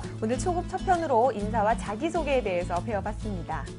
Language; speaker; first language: Korean; native; Korean